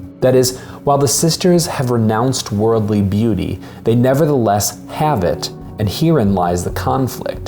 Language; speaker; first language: English; native; English